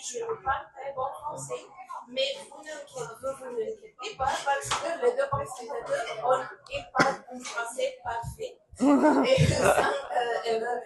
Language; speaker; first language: French; non-native, learner; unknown